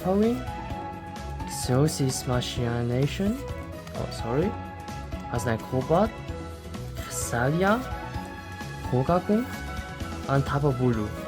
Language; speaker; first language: German; non-native, local second language; Luxembourgish